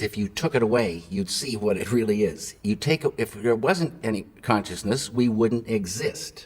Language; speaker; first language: English; native; English